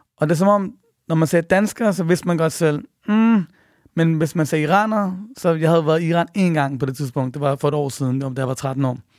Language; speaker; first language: Danish; early bilingual, other home language; Persian